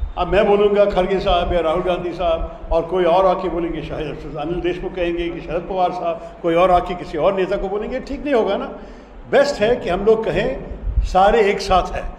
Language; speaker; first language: Hindi; non-native, local second language; Malayalam